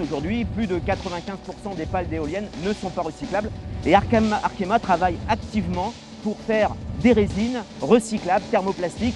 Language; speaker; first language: French; native; French